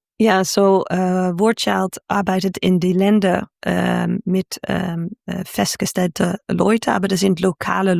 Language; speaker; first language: German; non-native, fluent; Dutch